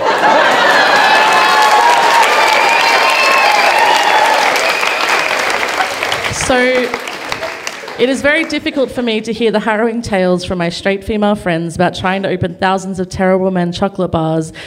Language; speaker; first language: English; native; English